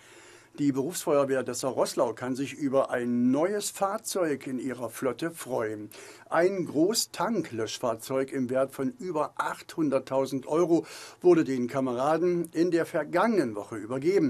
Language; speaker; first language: German; native; German